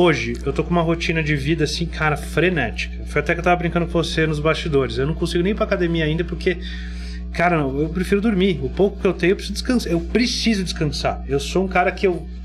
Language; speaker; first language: Portuguese; native; Portuguese